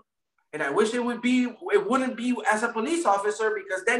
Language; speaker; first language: English; native; English